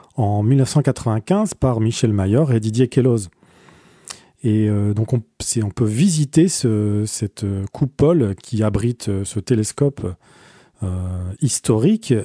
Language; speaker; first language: French; native; French